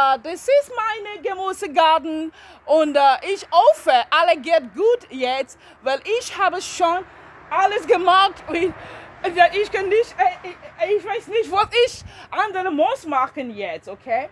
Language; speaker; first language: German; non-native, learner; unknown